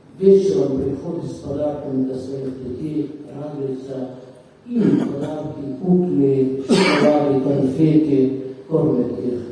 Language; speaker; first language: Russian; non-native, fluent; Arabic